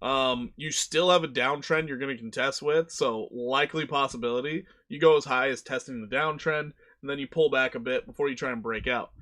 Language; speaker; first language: English; native; English